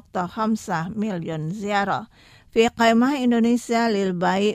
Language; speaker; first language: Arabic; non-native, fluent; Indonesian